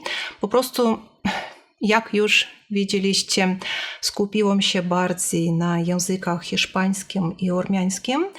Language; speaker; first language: Polish; non-native, fluent; Russian